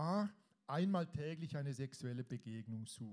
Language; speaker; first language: German; native; German